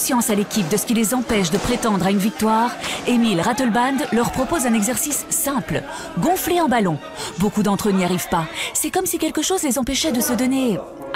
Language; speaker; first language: French; native; French